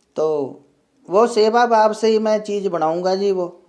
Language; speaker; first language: Hindi; non-native, local second language; Punjabi